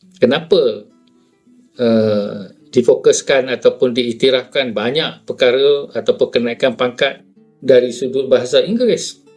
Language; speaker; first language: Malay; native; Malay